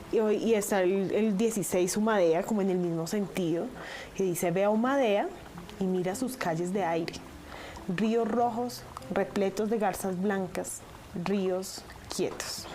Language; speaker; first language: Spanish; native; Spanish